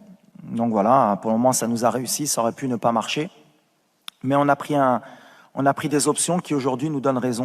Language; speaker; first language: French; native; French